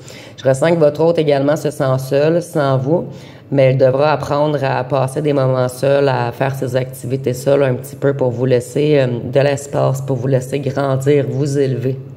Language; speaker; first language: French; native; French